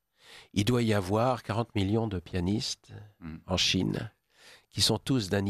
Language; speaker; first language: French; native; French